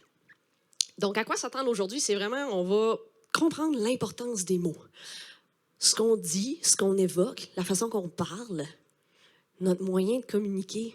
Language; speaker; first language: French; native; French